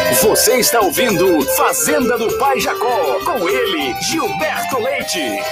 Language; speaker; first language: Portuguese; native; Portuguese